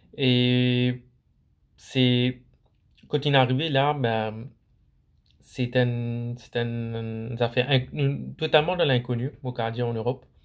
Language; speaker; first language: French; non-native, local second language; Morisyen